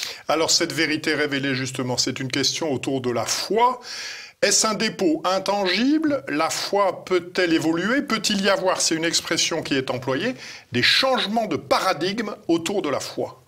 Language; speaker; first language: French; native; French